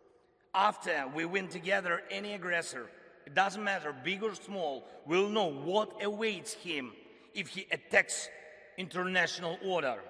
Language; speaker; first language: English; non-native, fluent; Ukrainian